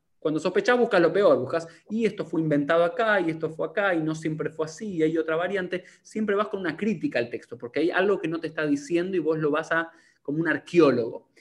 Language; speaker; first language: Spanish; native; Spanish